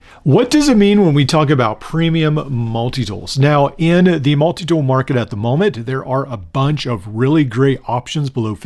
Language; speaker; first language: English; native; English